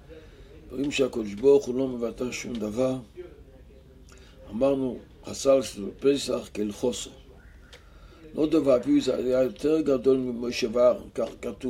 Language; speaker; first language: Hebrew; non-native, local second language; Yiddish